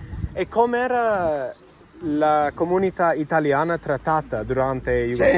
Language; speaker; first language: Italian; non-native, fluent; English